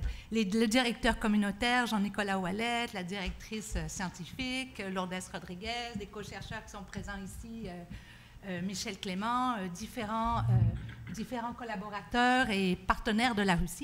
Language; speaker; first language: French; native; French